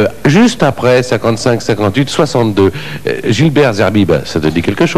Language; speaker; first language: French; native; French